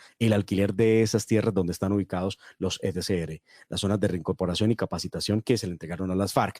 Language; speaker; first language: Spanish; native; Spanish